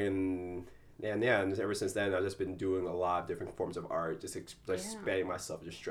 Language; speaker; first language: English; early bilingual, other home language; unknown